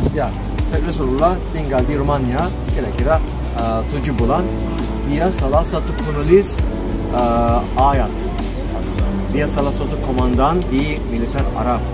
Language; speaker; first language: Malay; non-native, learner; Turkish